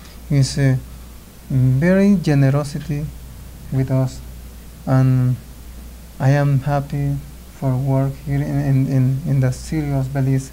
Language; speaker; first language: English; non-native, learner; Spanish